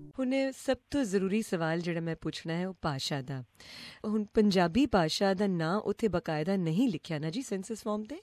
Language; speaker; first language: Punjabi; native; Punjabi